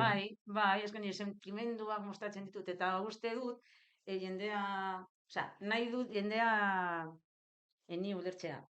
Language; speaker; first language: Basque; non-native, local second language; Spanish